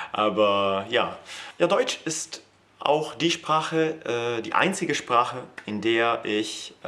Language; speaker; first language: German; non-native, fluent; Italian